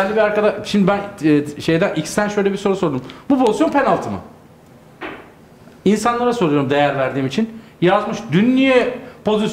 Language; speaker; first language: Turkish; native; Turkish